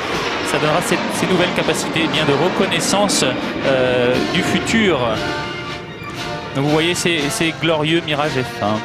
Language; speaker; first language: French; native; French